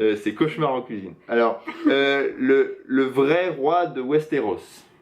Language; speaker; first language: French; native; French